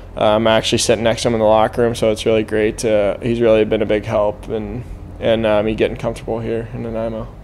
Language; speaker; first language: English; native; English